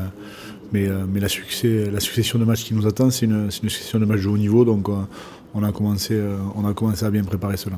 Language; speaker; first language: French; native; French